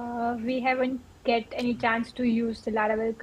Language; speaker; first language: English; non-native, local second language; Gujarati